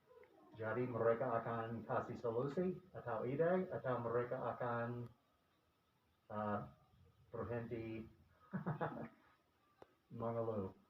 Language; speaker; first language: Indonesian; non-native, fluent; English